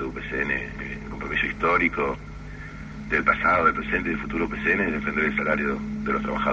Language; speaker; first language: Spanish; native; Spanish